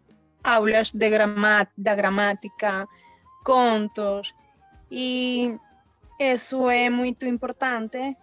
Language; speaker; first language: Portuguese; early bilingual, heritage; Spanish